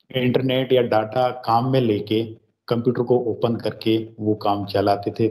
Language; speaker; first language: Hindi; native; Hindi